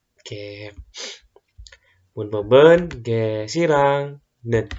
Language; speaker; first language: Korean; non-native, fluent; Indonesian